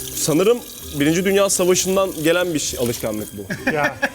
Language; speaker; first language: Turkish; native; Turkish